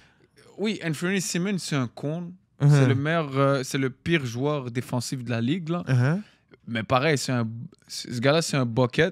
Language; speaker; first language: French; native; French